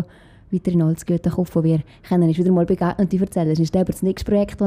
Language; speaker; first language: German; native; German